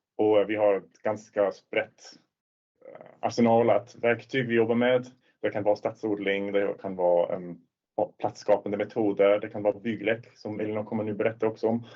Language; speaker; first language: Swedish; non-native, fluent; Swiss German